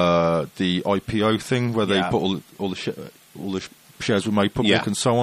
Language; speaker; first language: English; native; English